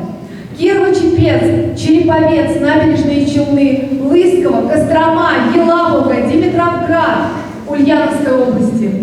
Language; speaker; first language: Russian; native; Russian